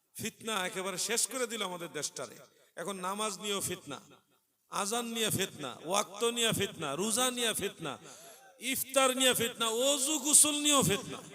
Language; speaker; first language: Bangla; native; Bangla